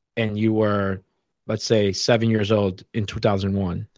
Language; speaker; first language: English; native; English